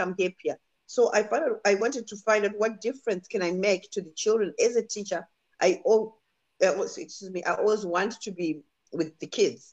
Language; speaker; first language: English; non-native, local second language; Shona